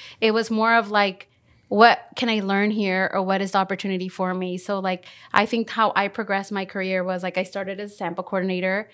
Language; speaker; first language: English; early bilingual, other home language; Spanish